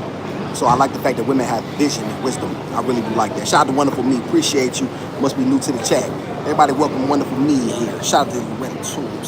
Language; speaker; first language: English; native; English